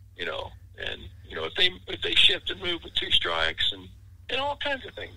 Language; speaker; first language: English; native; English